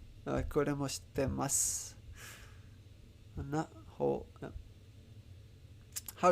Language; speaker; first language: Japanese; non-native, learner; Spanish